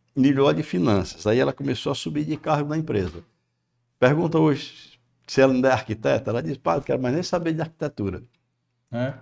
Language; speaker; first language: Portuguese; native; Portuguese